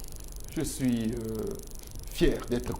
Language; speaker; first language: French; non-native, local second language; Lingala